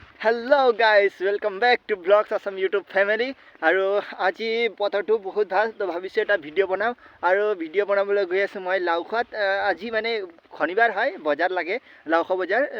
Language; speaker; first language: Assamese; non-native, local second language; Nepali